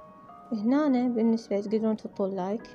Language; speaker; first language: Arabic; native; Arabic